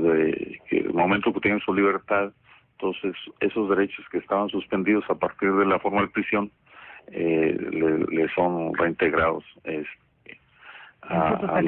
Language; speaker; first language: Spanish; native; Spanish